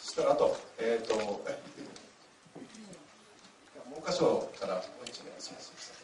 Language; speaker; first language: Japanese; native; Japanese